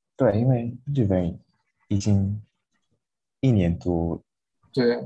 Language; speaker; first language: Chinese; non-native, fluent; Japanese